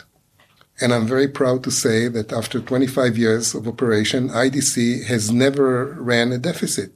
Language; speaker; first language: English; non-native, fluent; Hebrew